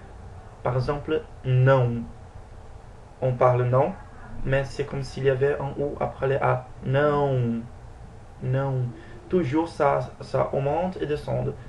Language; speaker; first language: French; non-native, fluent; Portuguese